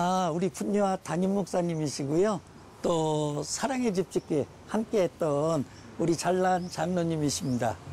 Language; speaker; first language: Korean; native; Korean